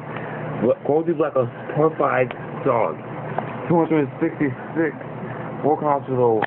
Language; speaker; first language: English; native; English